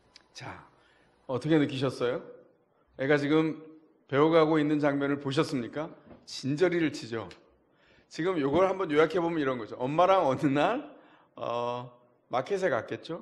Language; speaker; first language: Korean; native; Korean